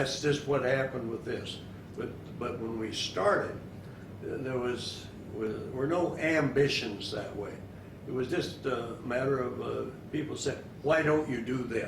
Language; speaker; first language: English; native; English